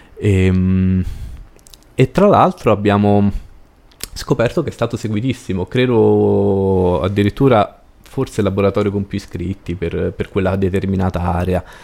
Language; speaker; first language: Italian; native; Italian